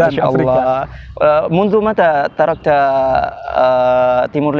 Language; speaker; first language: Arabic; non-native, learner; Indonesian